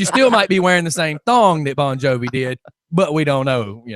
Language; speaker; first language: English; native; English